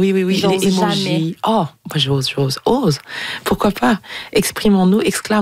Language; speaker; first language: French; native; French